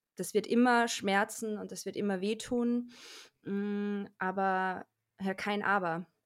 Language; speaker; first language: German; native; German